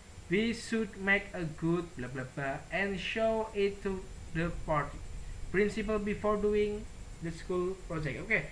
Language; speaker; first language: English; non-native, fluent; Indonesian